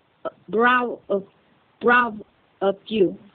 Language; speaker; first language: English; non-native, learner; Vietnamese